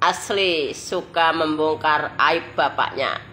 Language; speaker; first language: Indonesian; native; Indonesian